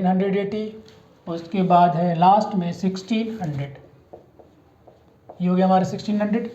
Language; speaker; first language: Hindi; native; Hindi